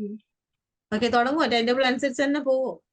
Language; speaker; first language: Malayalam; native; Malayalam